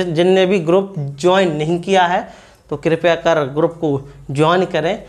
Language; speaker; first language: Hindi; native; Hindi